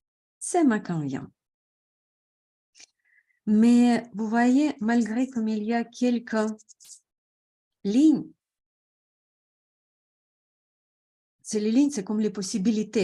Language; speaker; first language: French; non-native, fluent; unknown